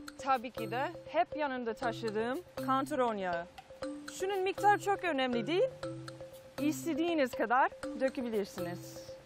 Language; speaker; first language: Turkish; non-native, fluent; English